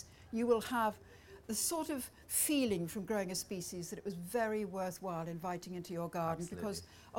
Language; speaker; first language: English; native; English